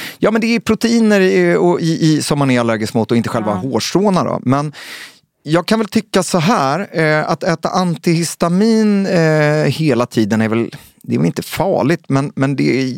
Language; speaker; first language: Swedish; native; Swedish